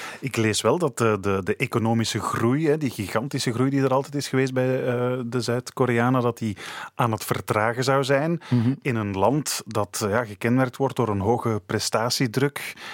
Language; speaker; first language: Dutch; native; Dutch